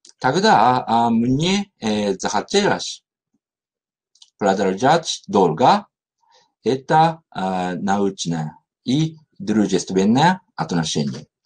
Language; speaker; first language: Russian; non-native, learner; Japanese